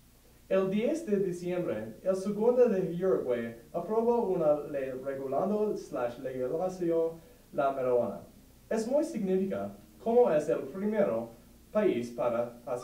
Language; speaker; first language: Spanish; non-native, learner; English